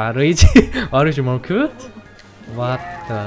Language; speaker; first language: English; non-native, learner; Korean